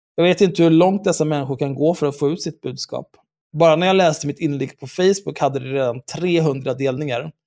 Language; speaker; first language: Swedish; native; Swedish